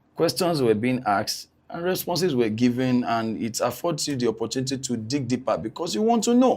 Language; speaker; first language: English; non-native, local second language; Yoruba